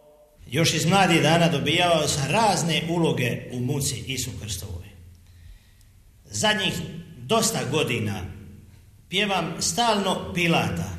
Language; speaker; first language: Croatian; native; Croatian